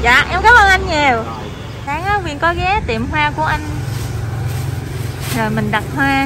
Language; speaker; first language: Vietnamese; native; Vietnamese